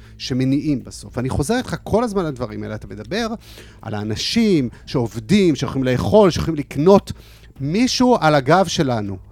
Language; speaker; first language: Hebrew; native; Hebrew